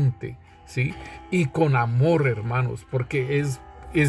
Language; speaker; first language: Spanish; native; Spanish